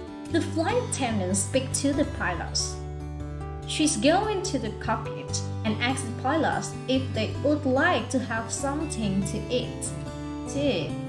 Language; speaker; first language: English; non-native, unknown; Vietnamese